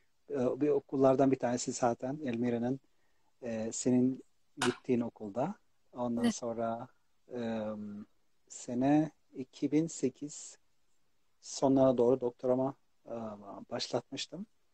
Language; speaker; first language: Turkish; non-native, fluent; Arabic